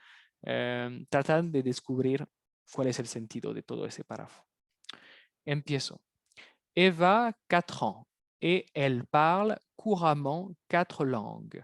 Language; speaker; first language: Spanish; native; Spanish